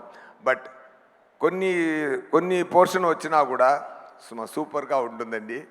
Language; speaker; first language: Telugu; non-native, learner; Tamil